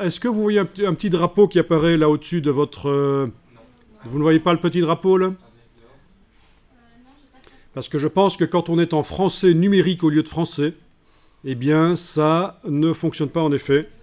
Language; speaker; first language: French; native; French